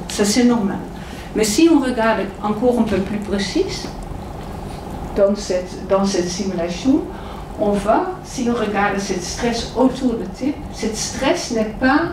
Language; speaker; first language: French; non-native, fluent; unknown